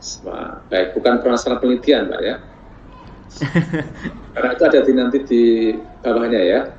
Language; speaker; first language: Indonesian; non-native, local second language; Javanese